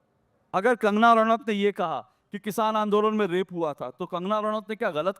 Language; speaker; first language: Hindi; native; Hindi